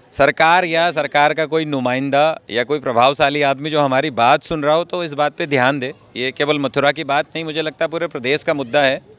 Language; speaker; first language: Hindi; native; Hindi